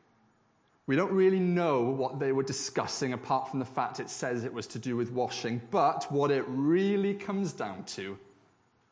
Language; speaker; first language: English; native; English